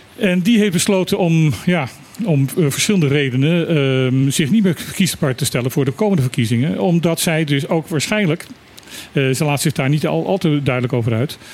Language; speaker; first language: Dutch; non-native, local second language; Papiamento